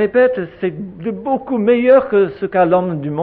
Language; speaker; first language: French; native; French